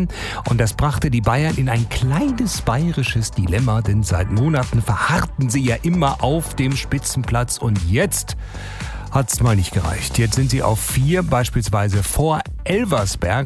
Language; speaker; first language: German; native; German